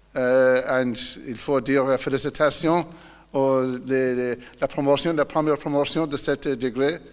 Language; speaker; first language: French; non-native, learner; English